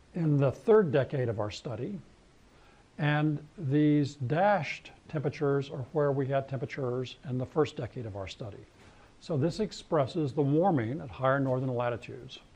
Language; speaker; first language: English; native; English